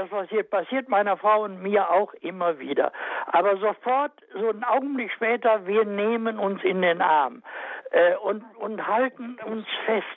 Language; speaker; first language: German; native; German